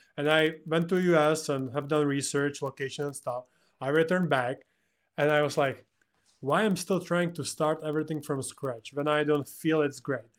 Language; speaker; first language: English; non-native, fluent; Czech